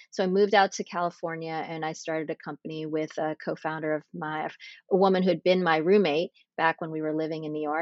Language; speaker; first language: English; native; English